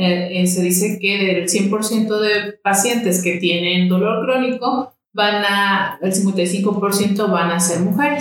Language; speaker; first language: Spanish; native; Spanish